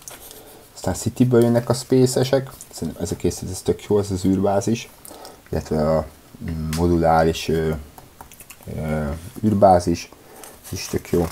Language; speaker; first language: Hungarian; native; Hungarian